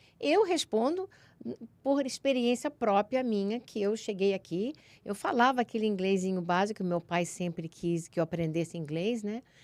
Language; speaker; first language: Portuguese; early bilingual, heritage; Portuguese